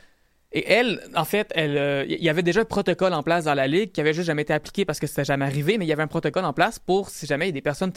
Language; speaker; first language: French; native; French